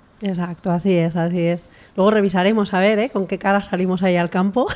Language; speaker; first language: Spanish; native; Spanish